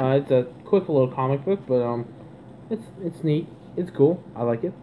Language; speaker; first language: English; native; English